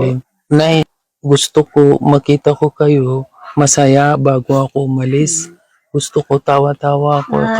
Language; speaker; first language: Filipino; non-native, learner; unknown